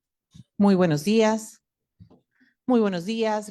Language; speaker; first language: Spanish; native; Spanish